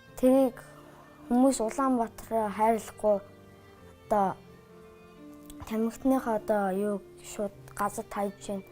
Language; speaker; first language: Mongolian; early bilingual, heritage; Mongolian